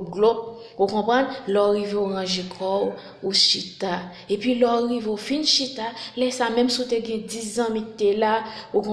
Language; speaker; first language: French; non-native, local second language; Haitian Creole